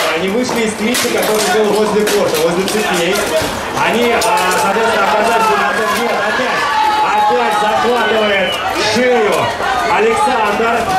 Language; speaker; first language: Russian; native; Russian